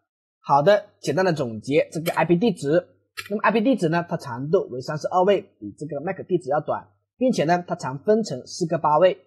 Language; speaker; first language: Chinese; native; Chinese